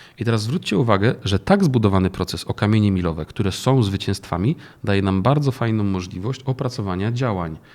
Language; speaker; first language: Polish; native; Polish